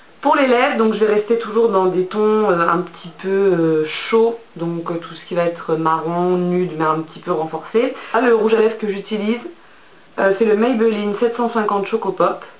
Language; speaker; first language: French; native; French